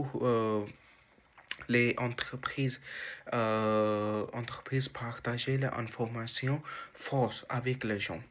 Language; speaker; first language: French; non-native, learner; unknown